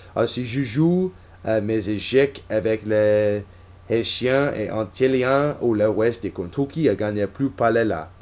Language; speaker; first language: French; non-native, learner; English